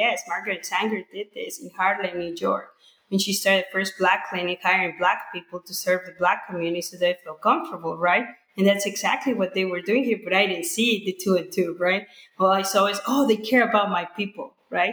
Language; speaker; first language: English; non-native, fluent; Spanish